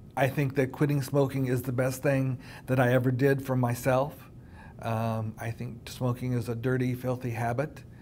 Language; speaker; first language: English; native; English